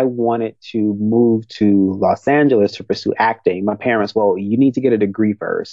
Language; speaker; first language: English; native; English